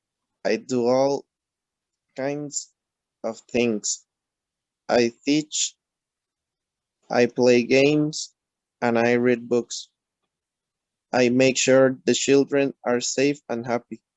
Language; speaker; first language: English; non-native, learner; Spanish